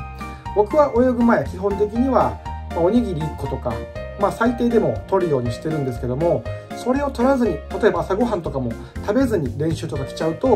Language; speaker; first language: Japanese; native; Japanese